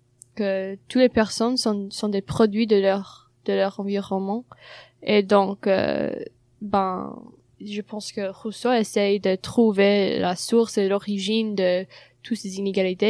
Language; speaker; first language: French; non-native, fluent; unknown